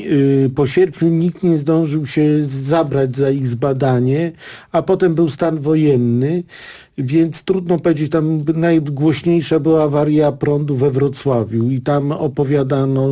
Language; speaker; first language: Polish; native; Polish